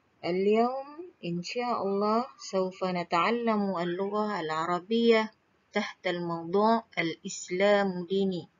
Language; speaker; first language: Arabic; non-native, fluent; Malay